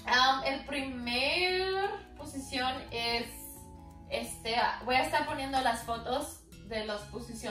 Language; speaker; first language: Spanish; early bilingual, heritage; Spanish